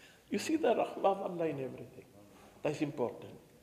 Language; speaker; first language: English; early bilingual, other home language; Afrikaans